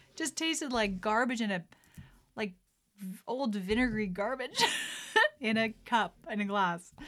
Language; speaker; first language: English; early bilingual, other home language; Dutch